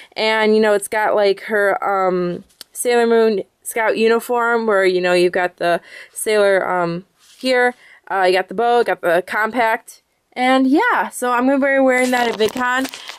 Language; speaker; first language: English; native; English